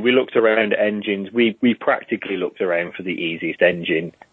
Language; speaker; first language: English; native; English